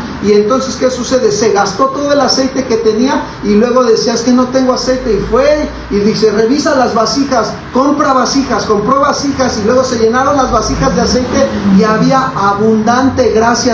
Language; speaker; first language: Spanish; native; Spanish